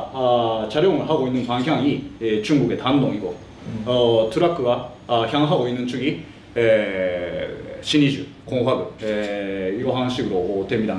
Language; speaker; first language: Korean; early bilingual, heritage; Korean